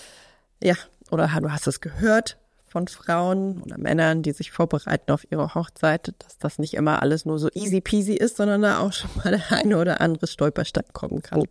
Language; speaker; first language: German; native; German